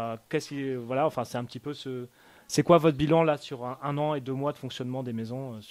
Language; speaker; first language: French; native; French